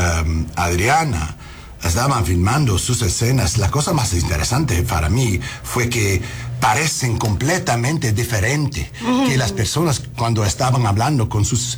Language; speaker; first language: Spanish; non-native, learner; English